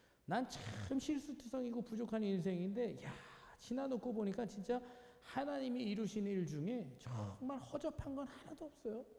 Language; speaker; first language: Korean; native; Korean